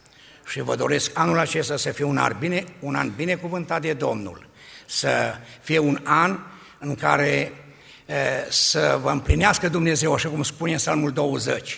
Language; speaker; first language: Romanian; native; Romanian